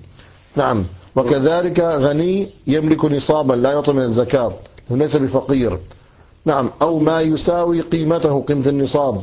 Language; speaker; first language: Arabic; native; Arabic